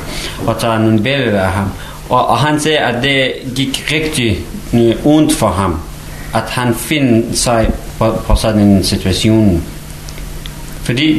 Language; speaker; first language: Danish; non-native, fluent; Persian